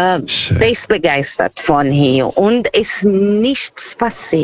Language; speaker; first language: German; non-native, fluent; Portuguese